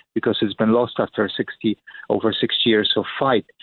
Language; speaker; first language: English; non-native, fluent; Polish